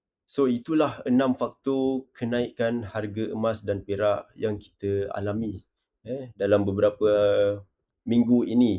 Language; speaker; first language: Malay; native; Malay